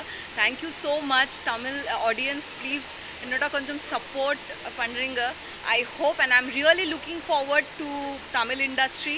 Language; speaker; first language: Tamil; non-native, learner; Malayalam